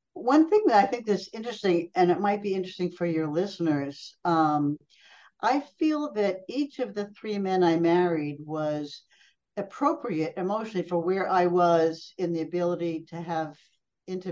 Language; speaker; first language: English; native; English